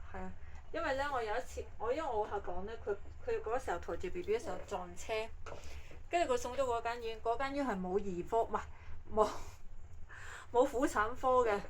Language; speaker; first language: Cantonese; native; Cantonese